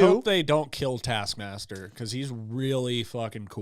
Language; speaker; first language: English; native; English